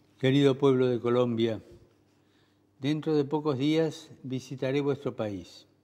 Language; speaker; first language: Spanish; native; Spanish